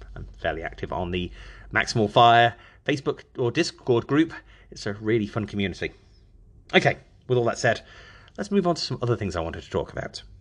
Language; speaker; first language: English; native; English